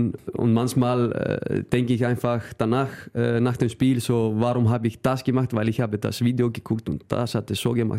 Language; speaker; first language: German; non-native, fluent; Icelandic